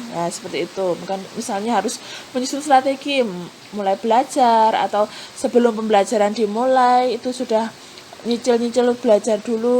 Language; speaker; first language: Indonesian; native; Indonesian